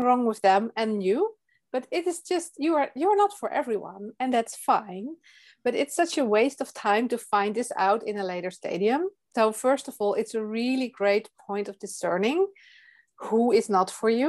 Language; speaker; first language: English; non-native, fluent; Dutch